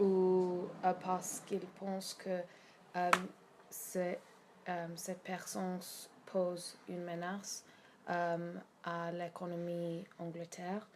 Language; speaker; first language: French; non-native, learner; English